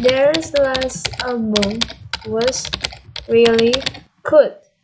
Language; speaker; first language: English; non-native, learner; Indonesian